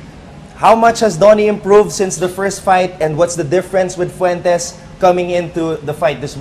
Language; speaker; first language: English; non-native, local second language; Filipino